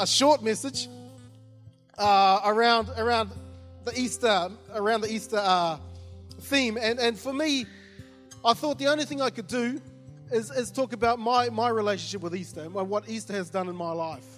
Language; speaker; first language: English; native; English